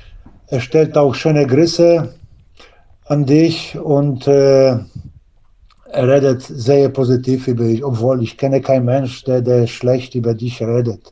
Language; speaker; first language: German; non-native, fluent; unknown